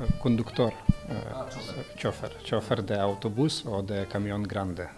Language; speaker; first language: Spanish; non-native, learner; Ukrainian